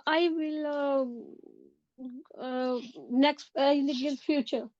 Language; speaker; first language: English; non-native, learner; Urdu